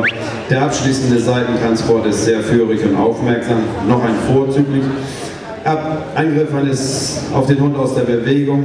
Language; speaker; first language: German; native; German